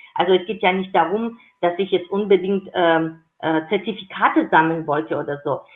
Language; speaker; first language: German; non-native, fluent; Georgian